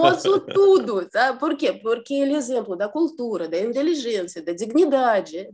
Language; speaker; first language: Portuguese; non-native, fluent; Russian